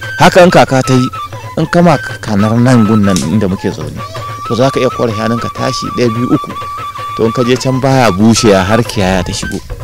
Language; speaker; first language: Hausa; non-native, local second language; Fula